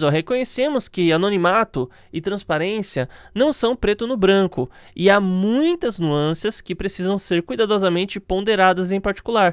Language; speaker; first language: Portuguese; native; Portuguese